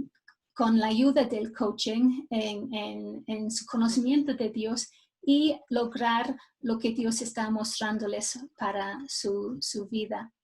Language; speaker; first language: Spanish; non-native, fluent; English